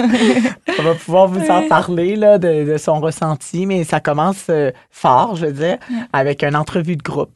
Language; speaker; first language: French; native; French